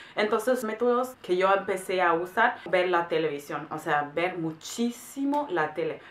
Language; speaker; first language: Spanish; non-native, fluent; German